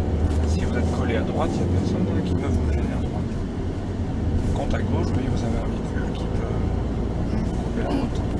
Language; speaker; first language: French; native; French